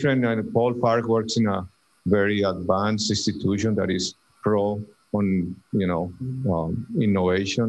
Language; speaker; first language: English; non-native, fluent; Spanish